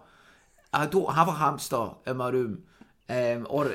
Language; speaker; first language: English; native; English